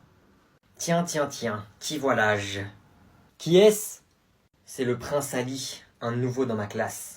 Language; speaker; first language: French; native; French